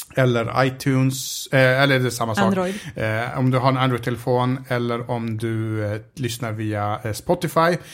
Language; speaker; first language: Swedish; early bilingual, other home language; Arabic